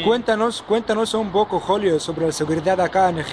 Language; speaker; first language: Spanish; non-native, fluent; Arabic